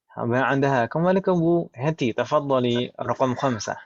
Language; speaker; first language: Arabic; non-native, fluent; Indonesian